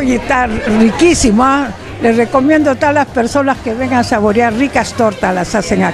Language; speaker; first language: Spanish; native; Spanish